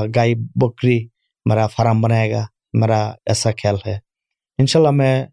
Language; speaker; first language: Urdu; non-native, learner; Bangla